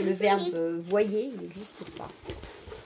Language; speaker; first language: French; native; French